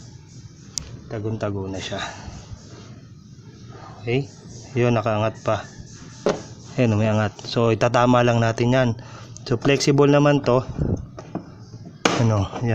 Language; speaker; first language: Filipino; native; Filipino